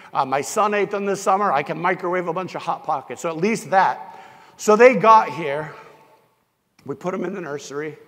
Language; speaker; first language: English; native; English